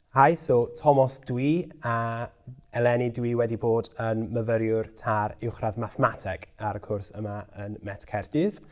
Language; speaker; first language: Welsh; native; Welsh